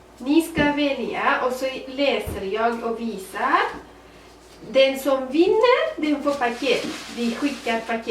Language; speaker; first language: Swedish; non-native, fluent; Uzbek